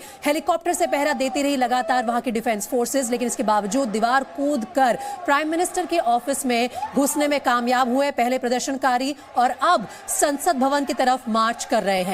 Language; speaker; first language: Hindi; native; Hindi